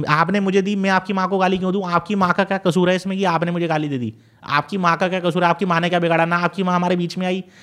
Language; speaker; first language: Hindi; native; Hindi